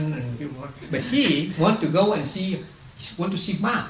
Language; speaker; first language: English; non-native, fluent; Vietnamese